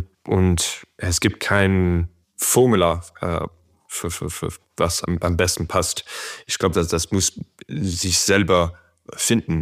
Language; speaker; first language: German; non-native, fluent; French